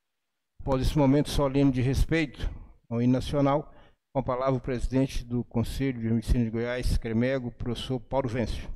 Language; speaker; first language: Portuguese; native; Portuguese